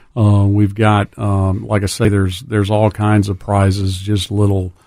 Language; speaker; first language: English; native; English